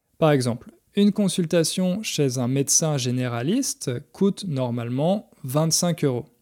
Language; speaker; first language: French; native; French